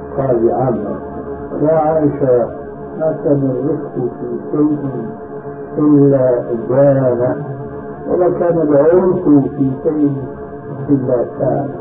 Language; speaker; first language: Arabic; early bilingual, other home language; Albanian